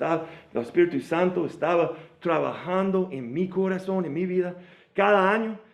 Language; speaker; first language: Spanish; non-native, fluent; English